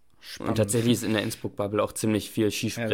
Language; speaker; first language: German; native; German